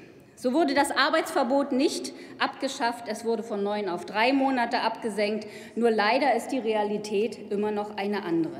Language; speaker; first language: German; native; German